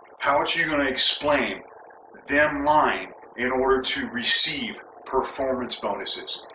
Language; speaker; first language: English; native; English